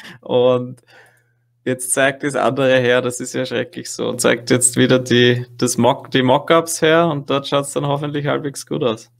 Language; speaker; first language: German; native; German